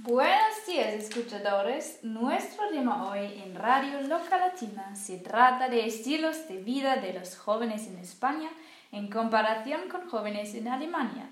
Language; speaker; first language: Spanish; non-native, learner; German